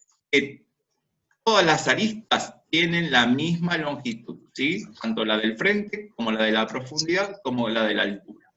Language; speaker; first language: Spanish; native; Spanish